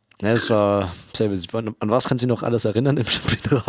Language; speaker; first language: German; native; German